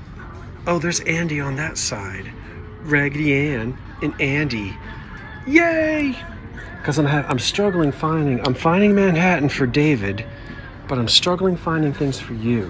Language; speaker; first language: English; native; English